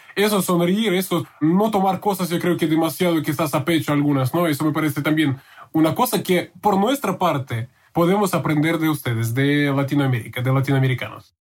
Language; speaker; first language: Spanish; non-native, fluent; Russian